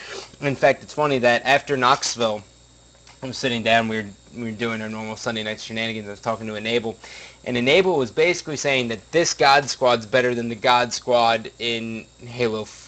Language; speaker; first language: English; native; English